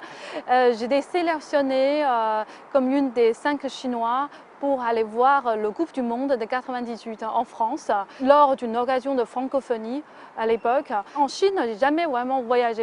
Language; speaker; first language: French; non-native, fluent; Chinese